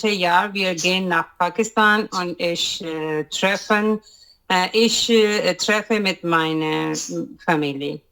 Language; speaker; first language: German; non-native, learner; Urdu